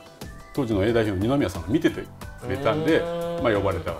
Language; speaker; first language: Japanese; native; Japanese